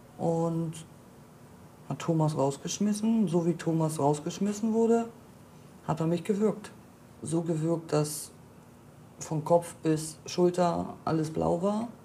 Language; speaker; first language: German; native; German